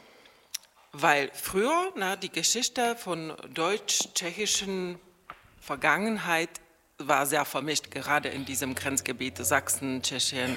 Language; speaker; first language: German; non-native, fluent; Czech